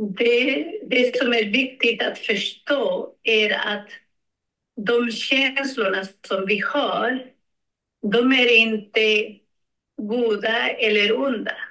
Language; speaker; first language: Swedish; non-native, learner; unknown